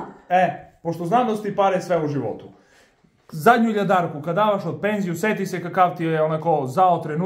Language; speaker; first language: Serbian; native; Serbian